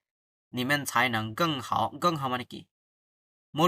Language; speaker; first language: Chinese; non-native, fluent; Bangla